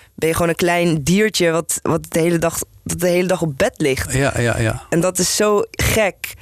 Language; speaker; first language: Dutch; native; Dutch